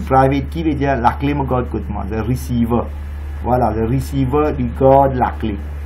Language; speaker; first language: French; non-native, local second language; Morisyen